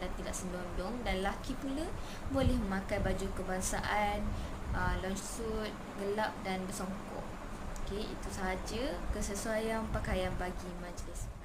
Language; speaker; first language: Malay; native; Malay